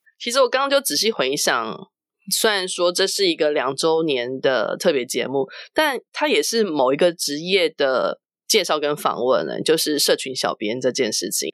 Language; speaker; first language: Chinese; native; Chinese